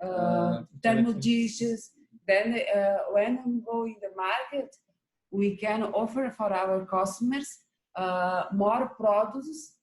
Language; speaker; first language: English; non-native, learner; Portuguese